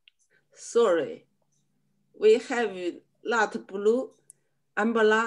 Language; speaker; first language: English; non-native, learner; Chinese